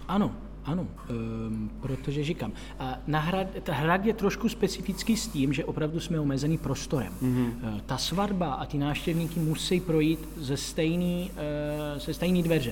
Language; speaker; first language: Czech; non-native, fluent; Italian